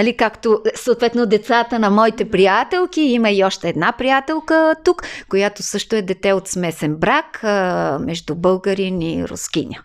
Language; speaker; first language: Bulgarian; native; Bulgarian